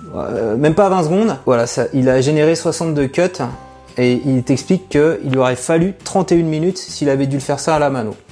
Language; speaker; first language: French; native; French